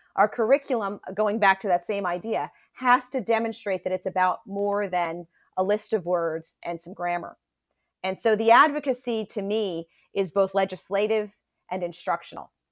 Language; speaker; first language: English; native; English